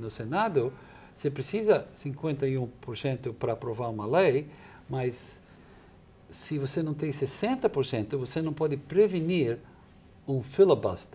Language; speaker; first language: Portuguese; non-native, fluent; English